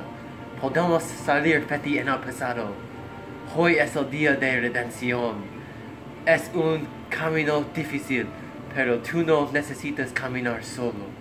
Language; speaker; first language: Spanish; non-native, learner; English